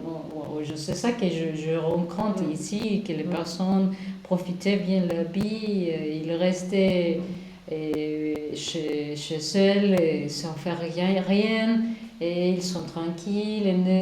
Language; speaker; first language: French; non-native, learner; Spanish